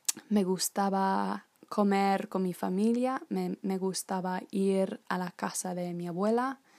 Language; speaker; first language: Spanish; non-native, fluent; English